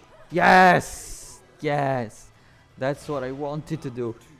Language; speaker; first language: English; non-native, fluent; Italian